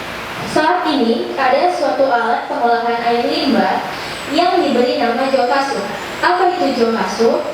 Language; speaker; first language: Indonesian; native; Indonesian